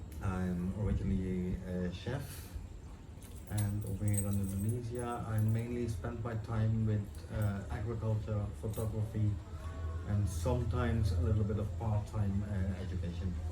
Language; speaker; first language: English; non-native, fluent; Dutch